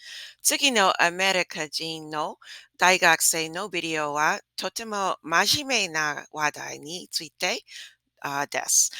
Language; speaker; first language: Japanese; non-native, fluent; English